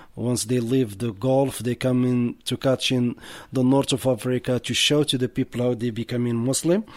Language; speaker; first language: English; non-native, learner; Arabic